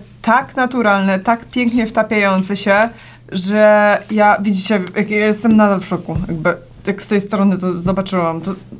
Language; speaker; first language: Polish; native; Polish